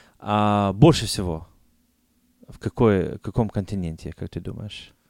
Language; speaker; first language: Russian; non-native, fluent; English